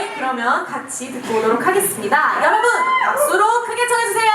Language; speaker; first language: Korean; native; Korean